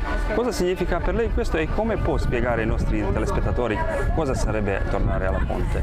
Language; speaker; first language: Italian; non-native, fluent; Croatian